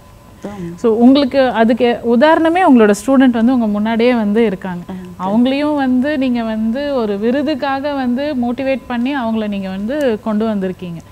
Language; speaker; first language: Tamil; native; Tamil